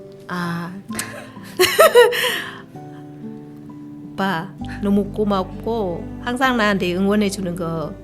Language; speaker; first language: Korean; non-native, learner; Vietnamese